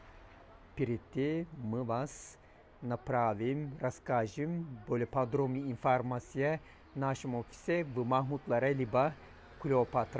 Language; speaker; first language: Russian; non-native, learner; Turkish